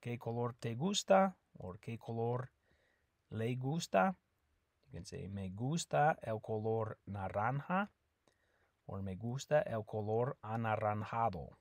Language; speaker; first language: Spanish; non-native, fluent; English